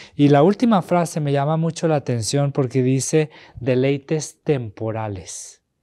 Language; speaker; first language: Spanish; native; Spanish